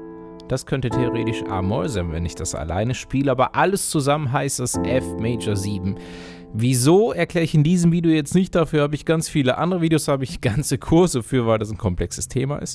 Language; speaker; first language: German; native; German